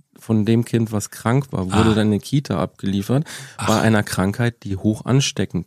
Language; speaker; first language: German; native; German